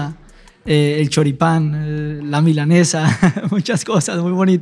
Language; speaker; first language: Spanish; native; Spanish